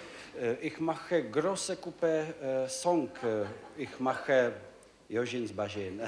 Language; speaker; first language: German; non-native, learner; Czech